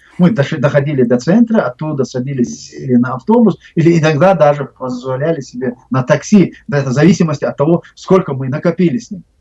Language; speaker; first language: Russian; non-native, local second language; Chechen